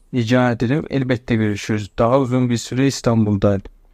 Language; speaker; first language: Turkish; non-native, fluent; Persian